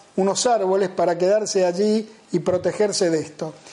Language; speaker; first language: Spanish; native; Spanish